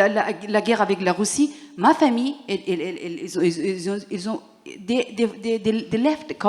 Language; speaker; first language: French; non-native, learner; Persian